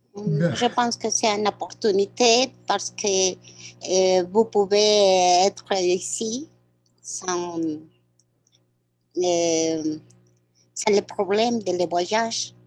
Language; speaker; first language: French; non-native, learner; Spanish